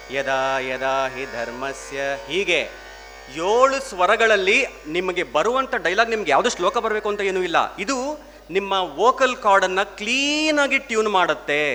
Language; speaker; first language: Kannada; non-native, local second language; Telugu